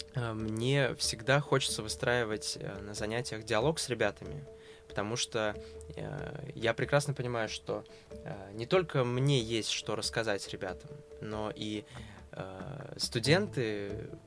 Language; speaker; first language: Russian; native; Russian